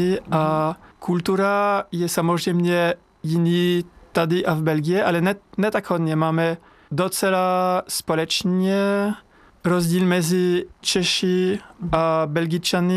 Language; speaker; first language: Czech; non-native, learner; French